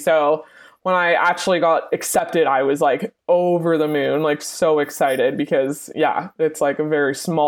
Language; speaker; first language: English; native; English